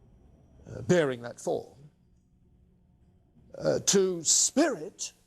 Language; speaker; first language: English; native; English